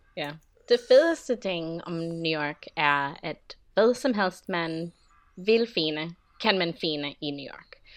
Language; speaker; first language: Danish; non-native, fluent; English